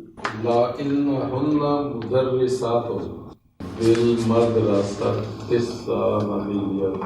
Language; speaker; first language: Arabic; non-native, learner; Urdu